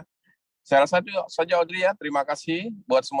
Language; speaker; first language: Indonesian; native; Indonesian